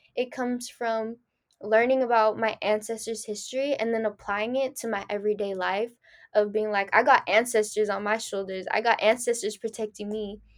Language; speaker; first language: English; early bilingual, other home language; Spanish